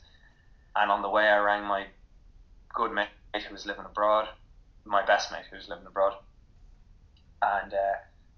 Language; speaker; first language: English; native; English